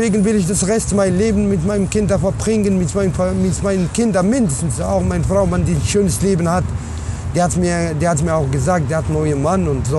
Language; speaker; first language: German; non-native, learner; Arabic